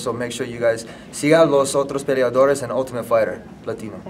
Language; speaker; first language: Spanish; non-native, learner; English